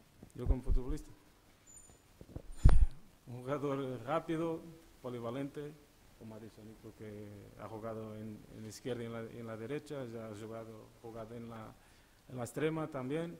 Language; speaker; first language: Spanish; non-native, learner; Portuguese